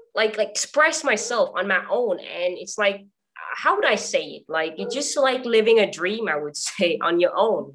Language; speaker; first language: English; non-native, fluent; Morisyen